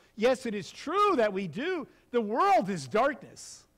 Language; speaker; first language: English; native; English